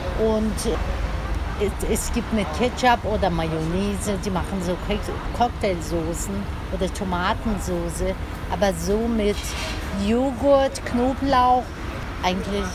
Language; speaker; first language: German; early bilingual, other home language; Turkish